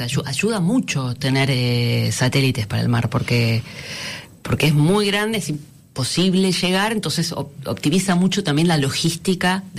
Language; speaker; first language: Spanish; native; Spanish